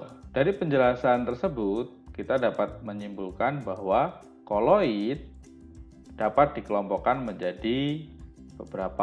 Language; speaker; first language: Indonesian; native; Indonesian